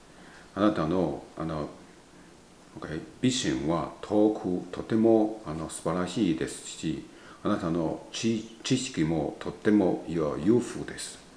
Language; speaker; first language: Japanese; non-native, learner; Chinese